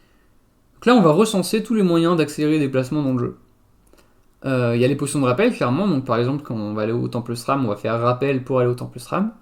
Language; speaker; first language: French; native; French